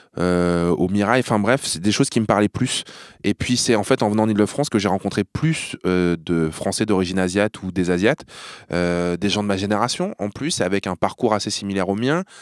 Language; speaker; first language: French; native; French